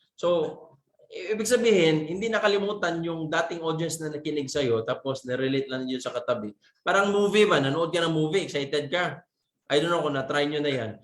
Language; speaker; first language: Filipino; non-native, local second language; Cebuano